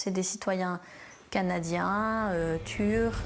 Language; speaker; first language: French; native; French